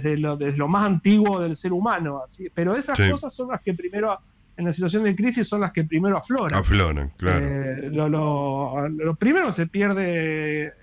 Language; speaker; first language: Spanish; native; Spanish